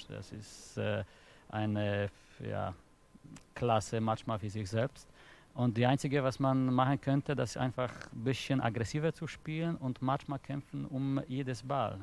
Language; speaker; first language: German; non-native, fluent; Polish